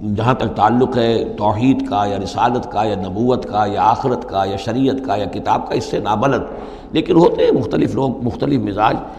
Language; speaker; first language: Urdu; non-native, local second language; Punjabi